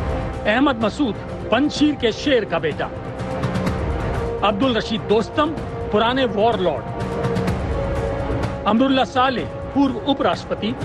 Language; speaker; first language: Hindi; native; Hindi